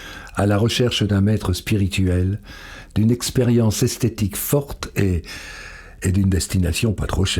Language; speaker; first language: French; native; French